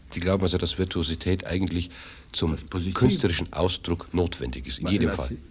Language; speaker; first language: German; native; German